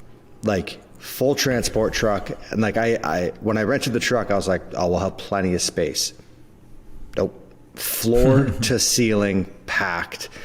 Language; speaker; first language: English; native; English